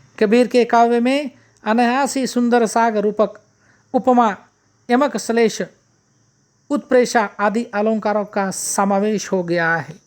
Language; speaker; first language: Hindi; non-native, local second language; Marathi